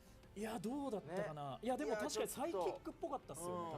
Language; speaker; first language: Japanese; native; Japanese